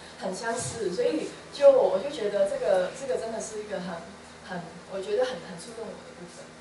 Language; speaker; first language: Chinese; non-native, local second language; Cantonese